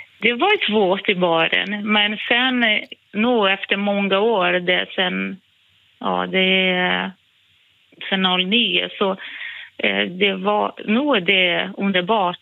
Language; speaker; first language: Swedish; non-native, fluent; Portuguese